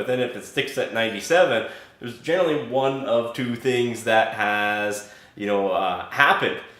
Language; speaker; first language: English; native; English